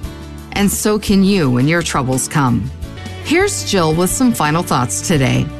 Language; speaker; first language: English; native; English